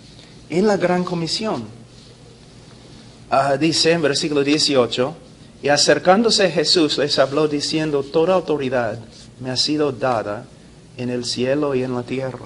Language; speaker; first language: Spanish; non-native, fluent; English